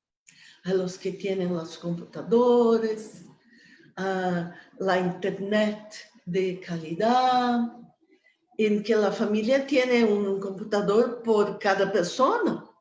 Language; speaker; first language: Spanish; non-native, fluent; Portuguese